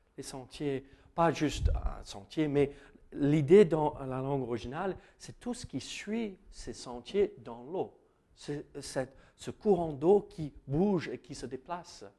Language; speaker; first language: French; non-native, fluent; English